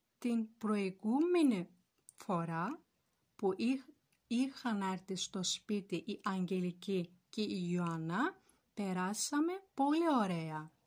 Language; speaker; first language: Greek; non-native, fluent; Turkish